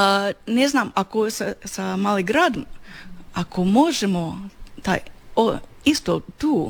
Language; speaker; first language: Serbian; non-native, learner; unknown